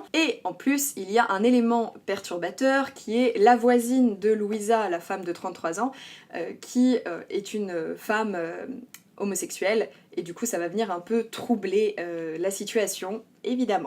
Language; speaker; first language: French; native; French